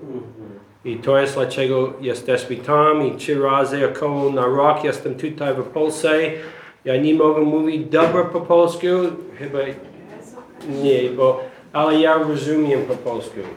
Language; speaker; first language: Polish; non-native, learner; English